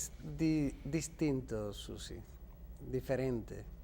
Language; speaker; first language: Spanish; native; Spanish